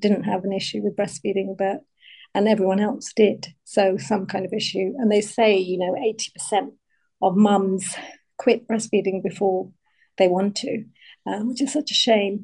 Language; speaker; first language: English; native; English